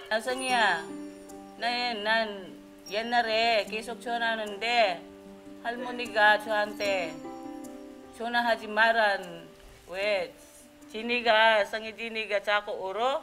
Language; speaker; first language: Korean; non-native, learner; Filipino